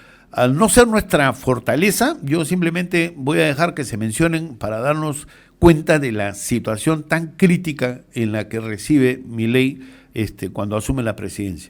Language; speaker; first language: Spanish; native; Spanish